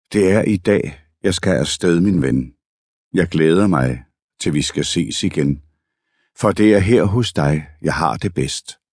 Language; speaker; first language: Danish; native; Danish